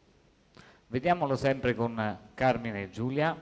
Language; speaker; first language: Italian; native; Italian